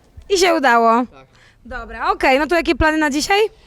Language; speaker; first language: Polish; native; Polish